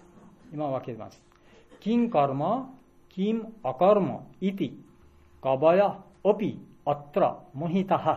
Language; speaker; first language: Japanese; non-native, fluent; Bangla